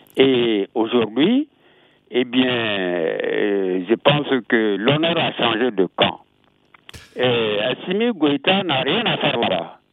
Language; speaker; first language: French; non-native, local second language; Bambara